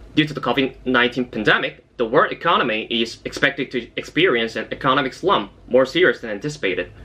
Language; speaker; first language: English; non-native, fluent; Korean